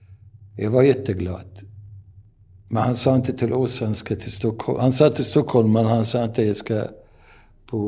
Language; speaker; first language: Swedish; non-native, learner; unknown